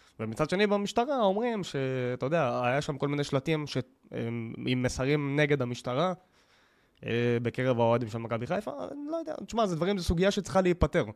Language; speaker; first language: Hebrew; native; Hebrew